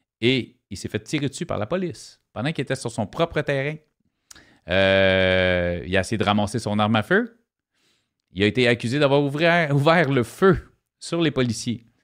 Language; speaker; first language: French; native; French